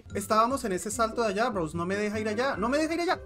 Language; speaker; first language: Spanish; native; Spanish